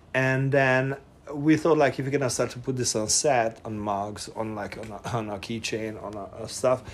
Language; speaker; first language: English; non-native, fluent; Hungarian